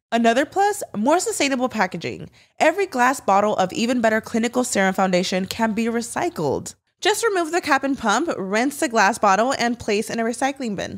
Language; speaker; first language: English; early bilingual, other home language; Spanish